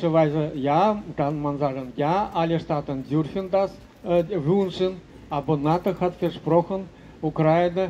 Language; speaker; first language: German; non-native, learner; Russian